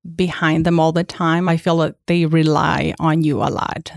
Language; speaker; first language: English; non-native, fluent; Spanish